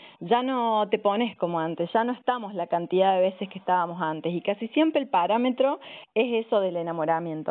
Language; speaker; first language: Spanish; native; Spanish